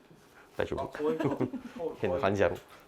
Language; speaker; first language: Japanese; native; Japanese